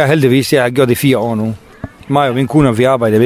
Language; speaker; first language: Danish; non-native, learner; Kurdish